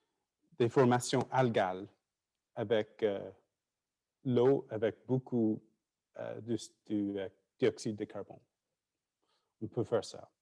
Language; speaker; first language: French; non-native, fluent; English